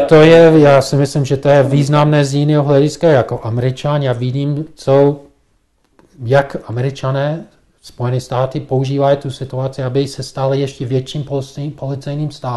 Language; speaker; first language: Czech; non-native, fluent; English